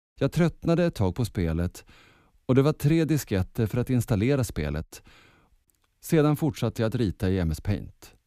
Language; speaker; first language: Swedish; early bilingual, other home language; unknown